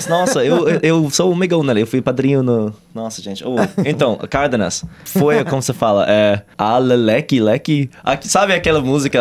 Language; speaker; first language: Portuguese; non-native, fluent; English